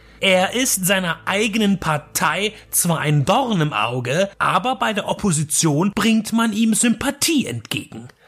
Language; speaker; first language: German; native; German